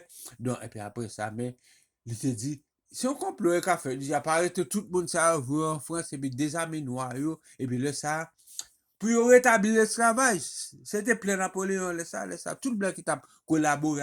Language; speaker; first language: French; non-native, local second language; Haitian Creole